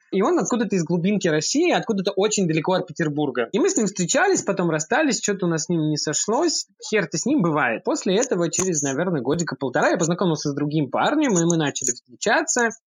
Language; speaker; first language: Russian; early bilingual, heritage; Russian